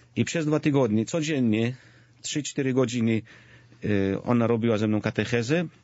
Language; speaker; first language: Polish; non-native, fluent; Georgian